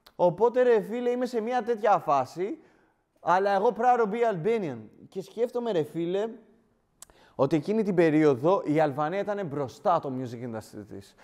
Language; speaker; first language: Greek; early bilingual, other home language; Albanian